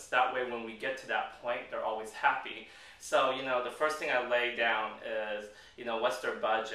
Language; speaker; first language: English; native; English